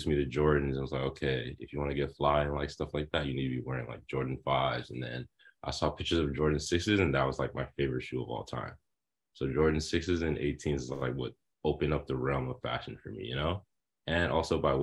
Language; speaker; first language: English; native; English